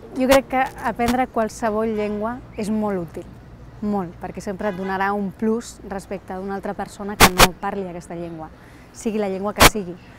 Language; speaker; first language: Catalan; non-native, local second language; Spanish